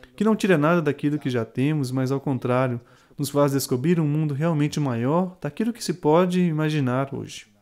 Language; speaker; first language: Portuguese; non-native, fluent; Italian